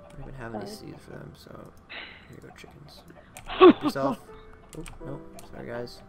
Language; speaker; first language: English; native; English